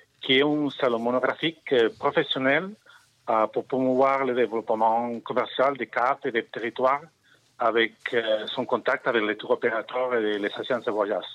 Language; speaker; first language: French; non-native, learner; Spanish